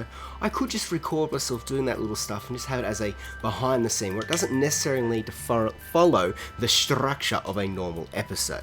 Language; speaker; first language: English; native; English